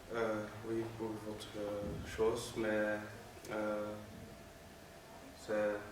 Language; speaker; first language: French; non-native, learner; Dutch